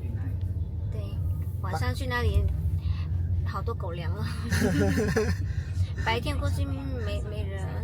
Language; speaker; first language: Chinese; non-native, fluent; Vietnamese